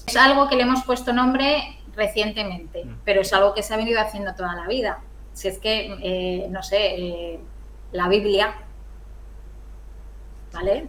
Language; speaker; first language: Spanish; native; Spanish